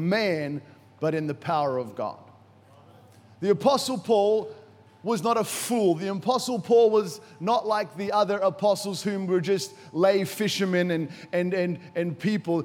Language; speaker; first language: English; native; English